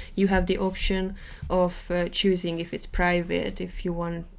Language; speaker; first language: English; non-native, fluent; Hungarian